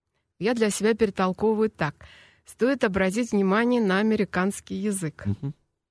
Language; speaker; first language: Russian; native; Russian